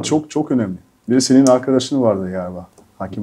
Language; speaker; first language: Turkish; non-native, fluent; French